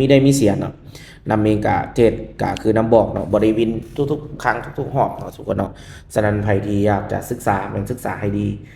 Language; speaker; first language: Thai; non-native, local second language; Northeastern Thai